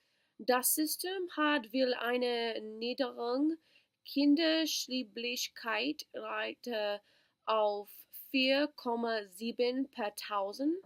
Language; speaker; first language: German; non-native, learner; English